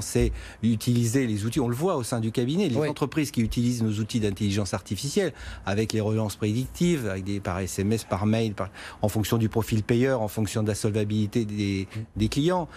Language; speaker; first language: French; native; French